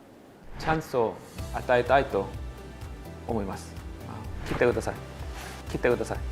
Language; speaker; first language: Japanese; non-native, learner; Korean